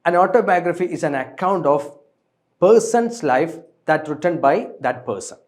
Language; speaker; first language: English; non-native, local second language; Malayalam